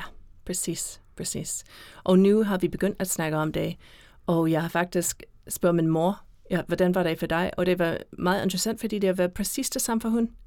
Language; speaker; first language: Danish; non-native, fluent; English